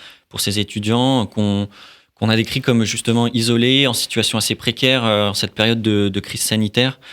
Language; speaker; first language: French; native; French